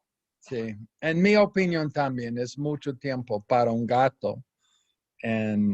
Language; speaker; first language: Spanish; non-native, fluent; English